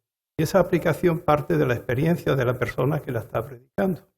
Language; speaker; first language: Spanish; native; Spanish